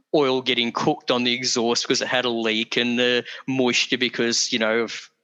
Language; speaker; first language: English; native; English